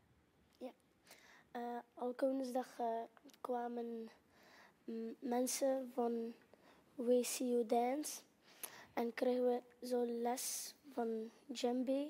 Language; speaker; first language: Dutch; non-native, learner; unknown